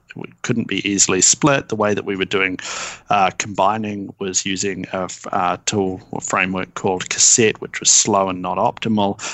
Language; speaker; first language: English; native; English